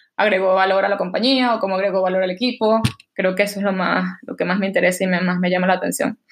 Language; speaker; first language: Spanish; native; Spanish